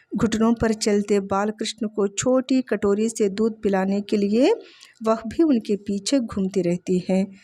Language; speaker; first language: Hindi; non-native, local second language; Telugu